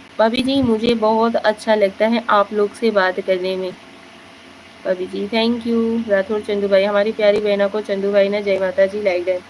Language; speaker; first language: Hindi; native; Hindi